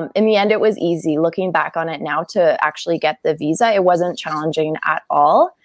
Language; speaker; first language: English; native; English